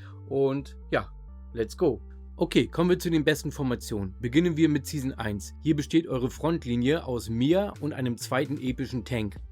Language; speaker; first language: German; native; German